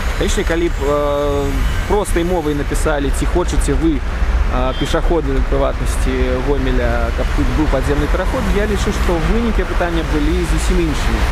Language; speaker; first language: Belarusian; non-native, local second language; Russian